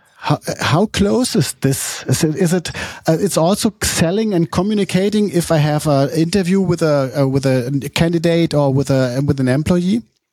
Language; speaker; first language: English; non-native, fluent; German